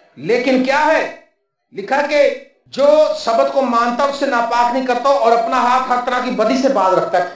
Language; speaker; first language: Urdu; non-native, local second language; Punjabi